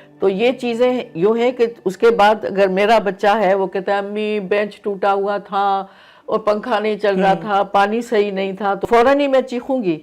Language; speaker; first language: Urdu; non-native, local second language; Sindhi